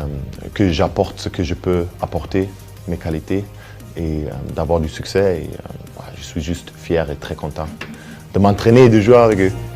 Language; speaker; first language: French; early bilingual, heritage; German